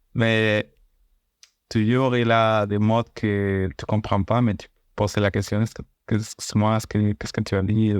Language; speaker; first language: French; non-native, learner; Spanish